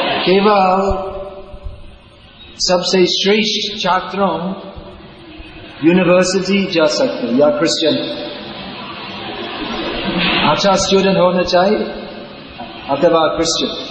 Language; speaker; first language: Hindi; non-native, learner; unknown